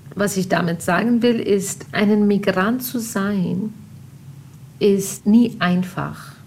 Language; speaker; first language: German; non-native, fluent; Urdu